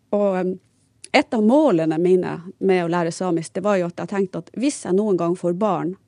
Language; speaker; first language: Norwegian; native; Norwegian